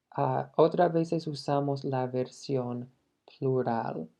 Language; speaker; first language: Spanish; non-native, fluent; English